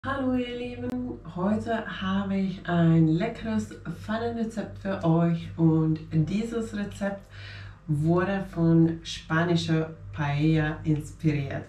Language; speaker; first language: German; non-native, fluent; Finnish